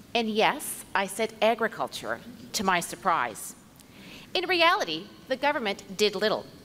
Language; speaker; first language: English; non-native, local second language; French